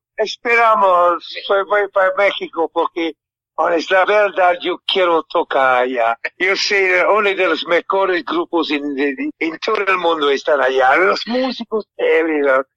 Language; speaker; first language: Spanish; non-native, learner; English